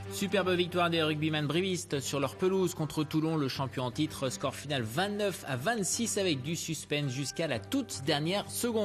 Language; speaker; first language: French; native; French